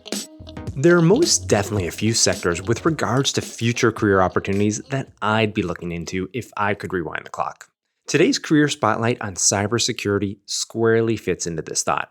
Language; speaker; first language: English; native; English